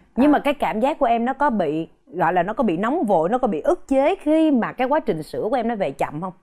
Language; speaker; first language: Vietnamese; native; Vietnamese